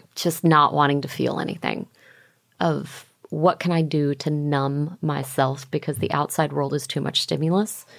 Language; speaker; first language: English; native; English